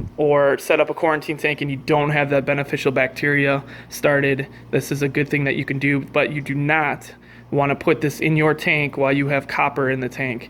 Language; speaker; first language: English; native; English